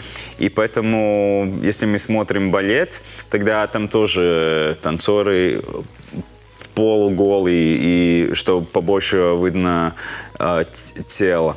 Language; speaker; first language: Russian; non-native, local second language; Latvian